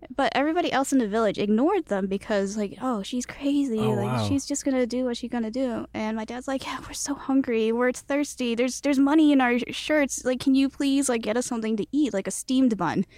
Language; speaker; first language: English; early bilingual, other home language; Cantonese